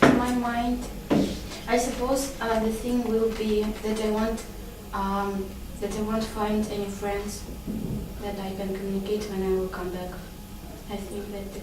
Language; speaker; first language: English; non-native, learner; Russian